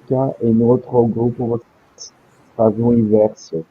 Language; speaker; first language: Portuguese; non-native, fluent; French